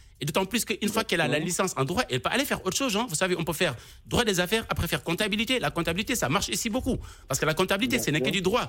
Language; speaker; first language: French; non-native, local second language; Wolof